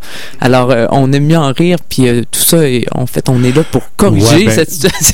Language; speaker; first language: French; native; French